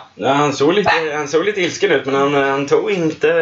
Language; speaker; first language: Swedish; native; Swedish